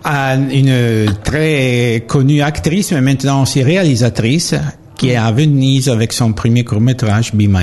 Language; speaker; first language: French; non-native, fluent; Italian